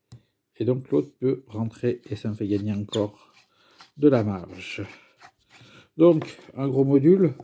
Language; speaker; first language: French; native; French